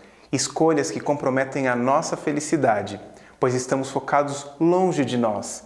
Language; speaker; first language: Portuguese; native; Portuguese